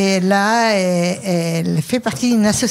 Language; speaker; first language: French; native; French